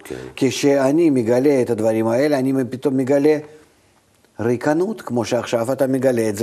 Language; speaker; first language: Hebrew; non-native, fluent; Russian